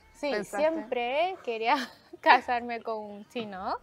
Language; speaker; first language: Spanish; non-native, fluent; Chinese